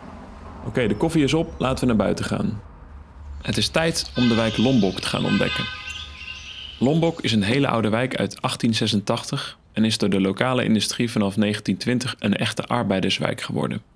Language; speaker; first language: Dutch; native; Dutch